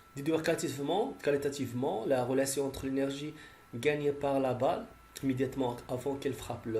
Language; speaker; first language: French; non-native, local second language; Arabic